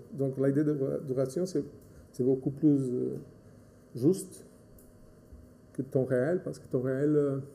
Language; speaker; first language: French; non-native, fluent; Portuguese